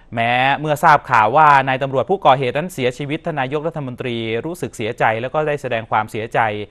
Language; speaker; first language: Thai; native; Thai